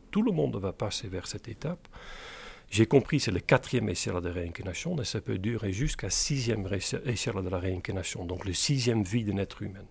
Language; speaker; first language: French; non-native, fluent; Dutch